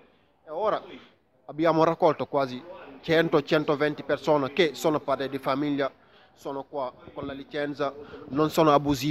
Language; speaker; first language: Italian; non-native, fluent; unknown